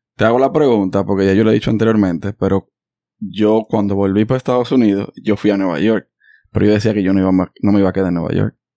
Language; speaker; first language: Spanish; native; Spanish